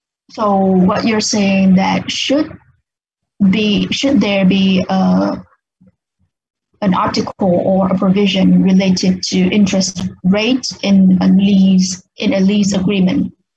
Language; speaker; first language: English; non-native, fluent; Vietnamese